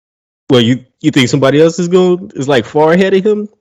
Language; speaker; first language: English; native; English